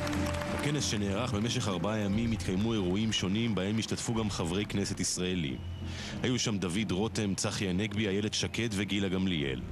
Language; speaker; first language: Hebrew; native; Hebrew